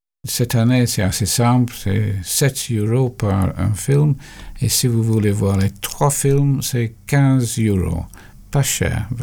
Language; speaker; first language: French; non-native, fluent; English